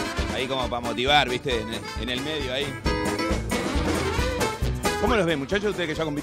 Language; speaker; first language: Spanish; native; Spanish